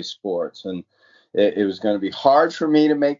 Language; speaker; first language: English; native; English